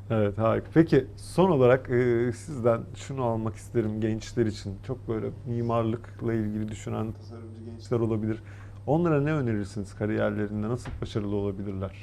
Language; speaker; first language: Turkish; native; Turkish